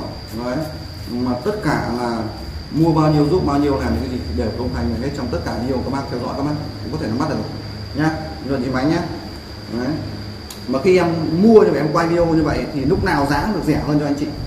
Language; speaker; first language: Vietnamese; native; Vietnamese